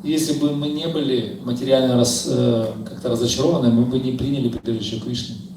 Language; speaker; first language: Russian; native; Russian